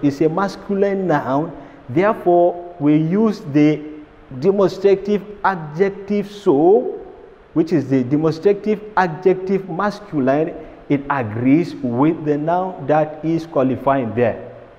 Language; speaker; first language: English; non-native, local second language; Hausa